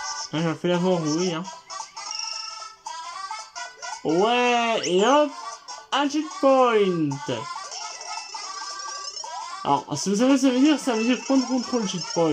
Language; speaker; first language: French; native; French